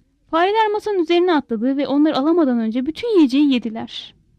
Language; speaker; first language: Turkish; native; Turkish